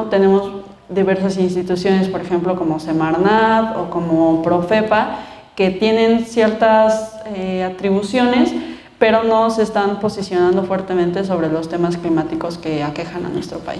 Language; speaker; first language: Spanish; native; Spanish